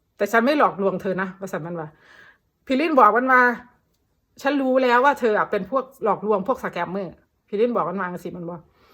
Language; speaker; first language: Thai; native; Thai